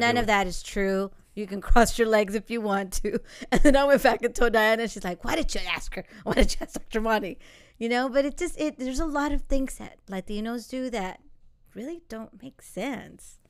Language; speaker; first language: English; early bilingual, other home language; Spanish